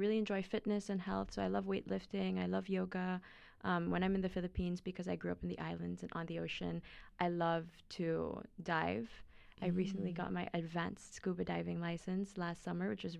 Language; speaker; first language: English; non-native, local second language; Filipino